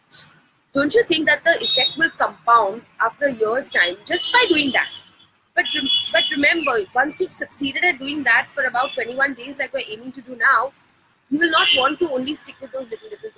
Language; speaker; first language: English; non-native, local second language; Hindi